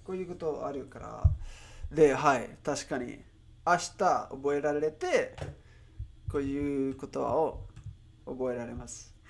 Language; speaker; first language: Japanese; non-native, learner; Spanish